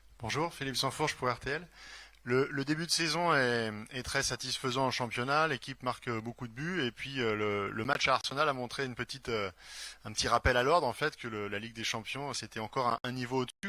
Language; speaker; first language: French; native; French